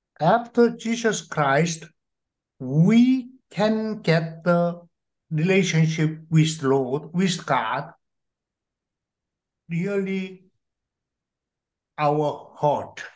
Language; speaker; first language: English; non-native, learner; Korean